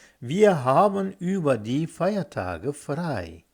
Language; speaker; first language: German; non-native, fluent; Turkish